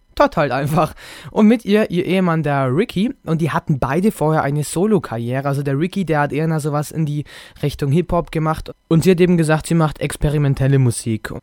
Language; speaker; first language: German; native; German